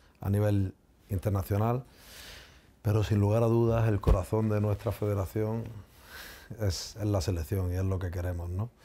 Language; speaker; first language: Spanish; native; Spanish